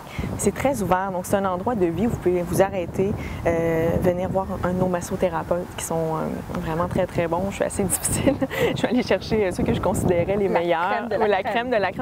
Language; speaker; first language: French; native; French